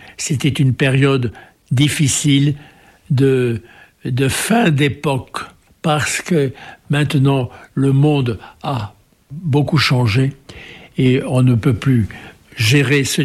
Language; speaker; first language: French; native; French